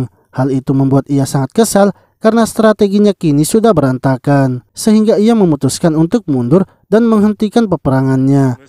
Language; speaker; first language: Indonesian; native; Indonesian